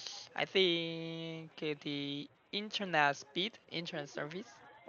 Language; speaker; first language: English; non-native, learner; Korean